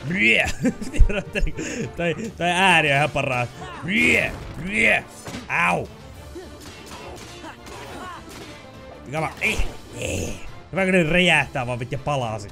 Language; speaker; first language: Finnish; native; Finnish